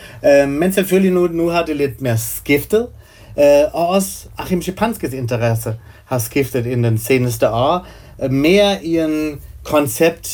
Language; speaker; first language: Danish; non-native, fluent; German